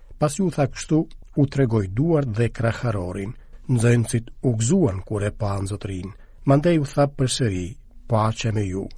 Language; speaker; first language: Albanian; native; Albanian